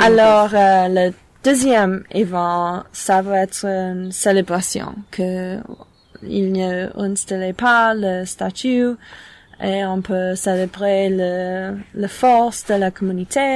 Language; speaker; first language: French; non-native, learner; English